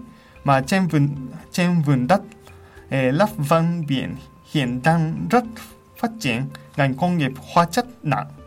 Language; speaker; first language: Vietnamese; non-native, fluent; Japanese